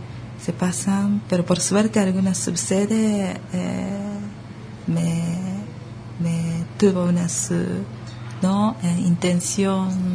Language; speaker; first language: Spanish; non-native, learner; Japanese